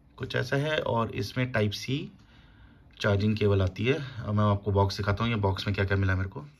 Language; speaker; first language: Hindi; native; Hindi